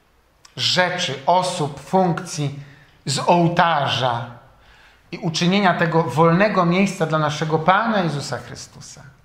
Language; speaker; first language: Polish; native; Polish